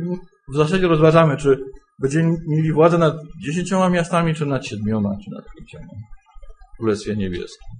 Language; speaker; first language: Polish; native; Polish